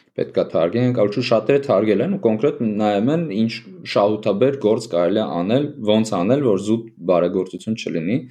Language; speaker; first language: Armenian; native; Armenian